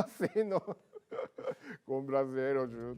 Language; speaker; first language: Portuguese; non-native, learner; Japanese